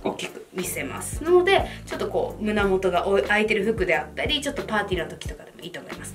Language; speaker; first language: Japanese; native; Japanese